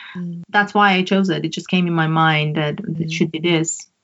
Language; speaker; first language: English; non-native, fluent; Persian